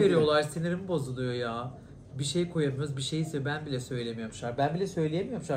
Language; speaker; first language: Turkish; native; Turkish